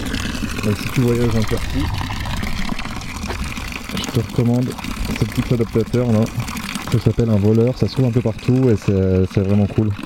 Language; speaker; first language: French; native; French